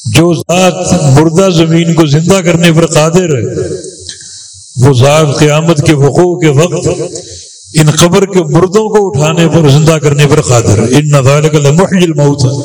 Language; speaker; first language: Urdu; native; Urdu